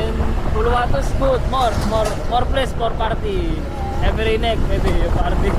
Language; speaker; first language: English; non-native, learner; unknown